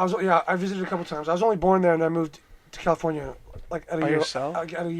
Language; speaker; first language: English; early bilingual, other home language; Spanish